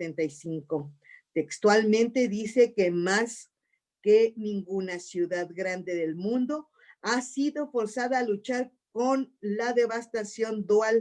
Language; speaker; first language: Spanish; native; Spanish